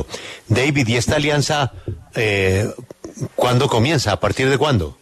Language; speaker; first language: Spanish; native; Spanish